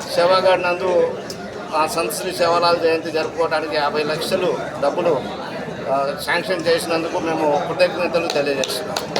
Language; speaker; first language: Telugu; non-native, local second language; Lambadi